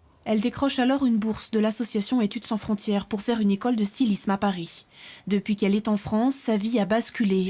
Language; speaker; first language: French; native; French